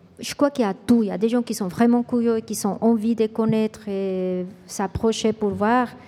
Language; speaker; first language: French; non-native, fluent; Spanish